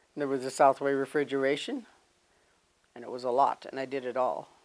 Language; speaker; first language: English; native; English